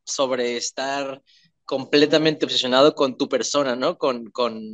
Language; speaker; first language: Spanish; native; Spanish